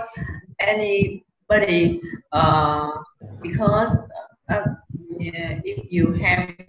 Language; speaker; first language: English; non-native, learner; Vietnamese